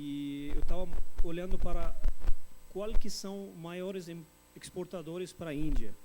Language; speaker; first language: Portuguese; non-native, fluent; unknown